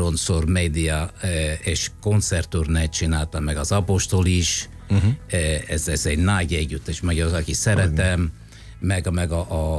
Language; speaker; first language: Hungarian; non-native, fluent; Italian